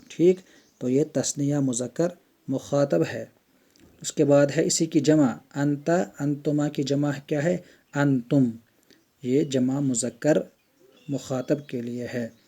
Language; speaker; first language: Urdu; non-native, local second language; Kashmiri